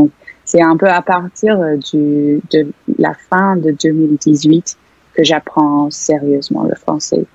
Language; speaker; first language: French; non-native, fluent; English